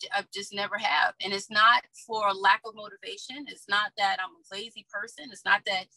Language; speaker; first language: English; native; English